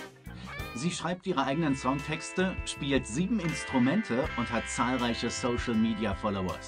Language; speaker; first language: German; native; German